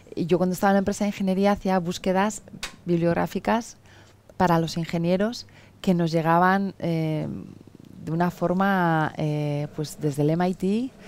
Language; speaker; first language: Spanish; native; Spanish